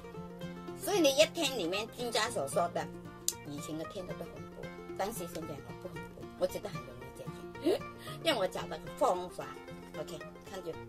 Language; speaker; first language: Chinese; non-native, local second language; Cantonese